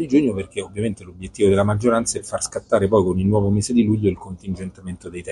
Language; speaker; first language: Italian; native; Italian